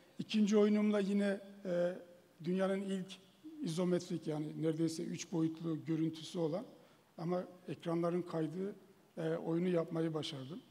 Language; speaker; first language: Turkish; native; Turkish